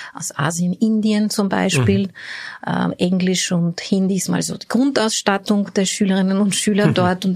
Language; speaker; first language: German; early bilingual, other home language; Bulgarian